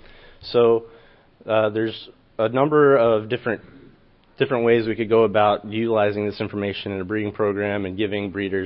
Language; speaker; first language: English; native; English